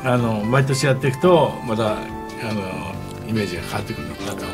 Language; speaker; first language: Japanese; native; Japanese